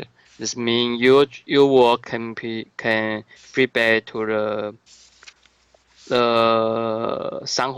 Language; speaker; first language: English; non-native, learner; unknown